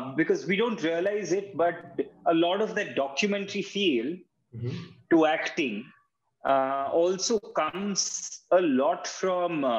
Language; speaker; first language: English; non-native, local second language; Hindi